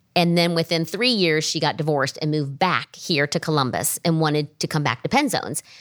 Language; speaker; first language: English; native; English